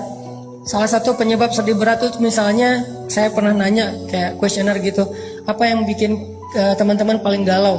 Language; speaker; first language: Indonesian; native; Indonesian